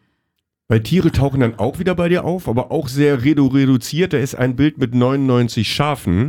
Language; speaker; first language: German; native; German